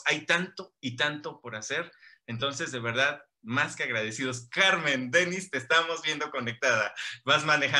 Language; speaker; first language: Spanish; native; Spanish